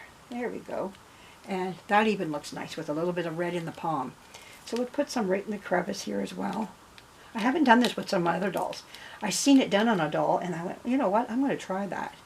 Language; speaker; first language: English; native; English